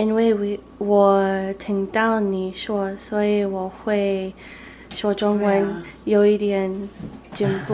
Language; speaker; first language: Chinese; non-native, learner; English